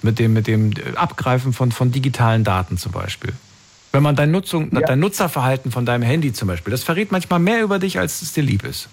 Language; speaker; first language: German; native; German